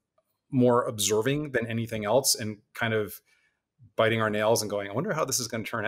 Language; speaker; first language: English; native; English